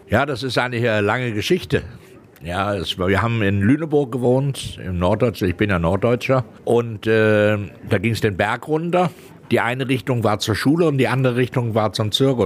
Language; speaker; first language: German; native; German